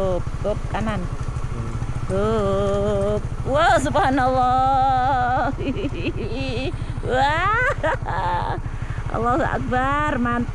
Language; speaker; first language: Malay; non-native, local second language; Javanese